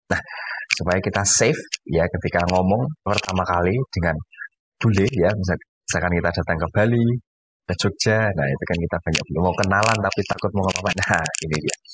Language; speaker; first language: Indonesian; native; Indonesian